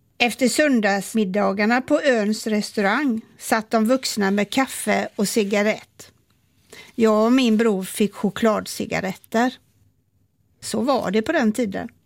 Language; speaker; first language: Swedish; native; Swedish